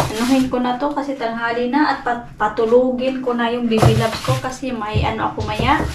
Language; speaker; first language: Filipino; non-native, local second language; Cebuano